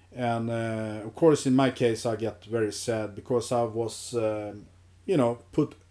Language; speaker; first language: English; non-native, fluent; Swedish